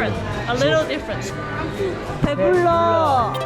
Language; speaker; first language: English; non-native, learner; Korean